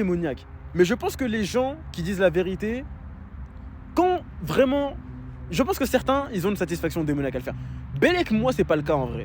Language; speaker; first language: French; native; French